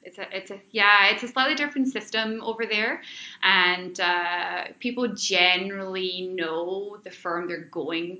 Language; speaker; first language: English; native; English